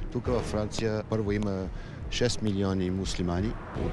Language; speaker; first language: Bulgarian; non-native, fluent; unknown